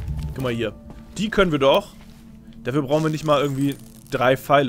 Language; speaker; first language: German; native; German